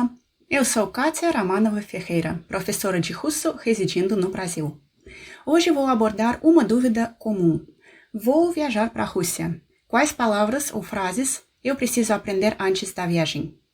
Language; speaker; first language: Portuguese; non-native, fluent; Russian